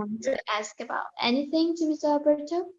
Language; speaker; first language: English; non-native, learner; Indonesian